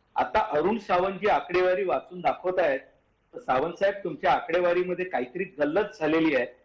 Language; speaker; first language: Marathi; native; Marathi